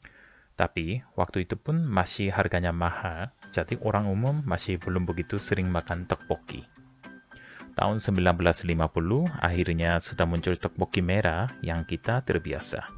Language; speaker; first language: Indonesian; non-native, fluent; Korean